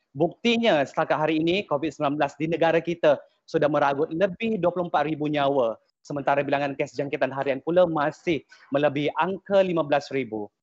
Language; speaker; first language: Malay; native; Malay